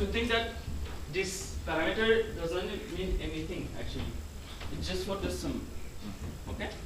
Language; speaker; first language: English; non-native, fluent; French